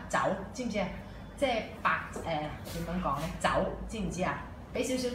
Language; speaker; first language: Cantonese; native; Cantonese